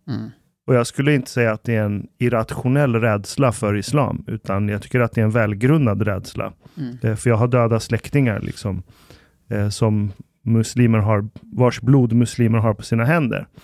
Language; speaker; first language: Swedish; early bilingual, other home language; Persian